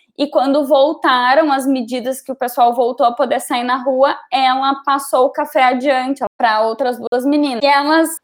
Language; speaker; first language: Portuguese; native; Portuguese